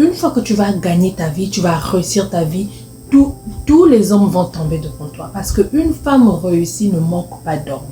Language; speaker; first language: French; non-native, local second language; Lingala